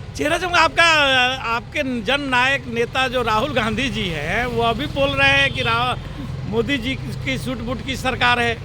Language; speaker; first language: Hindi; native; Hindi